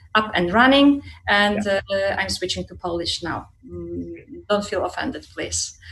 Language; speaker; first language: English; non-native, fluent; Polish